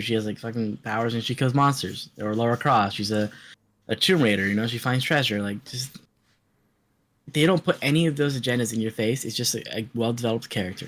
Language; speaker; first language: English; native; English